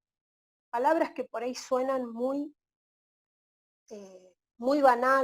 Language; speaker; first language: Spanish; native; Spanish